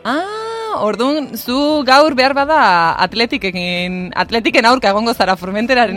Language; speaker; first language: Basque; native; Basque